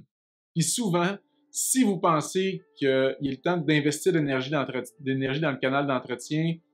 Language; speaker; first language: French; native; French